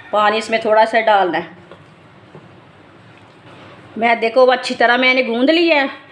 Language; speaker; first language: Hindi; native; Hindi